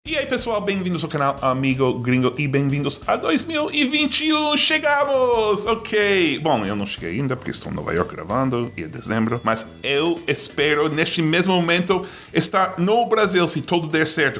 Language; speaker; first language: Portuguese; non-native, fluent; English